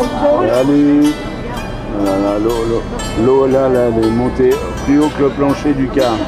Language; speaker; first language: French; native; French